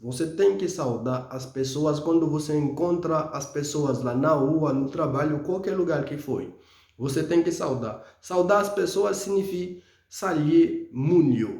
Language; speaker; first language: Portuguese; non-native, fluent; Haitian Creole